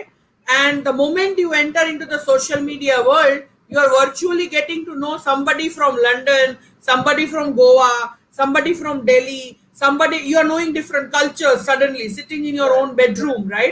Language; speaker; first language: English; non-native, local second language; Gujarati